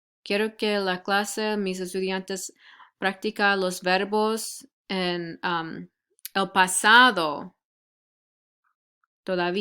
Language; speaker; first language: Spanish; non-native, fluent; English